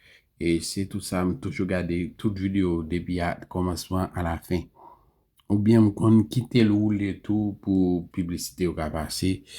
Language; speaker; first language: French; non-native, learner; Haitian Creole